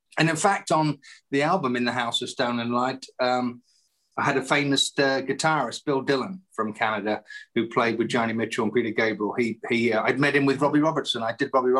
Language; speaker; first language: English; native; English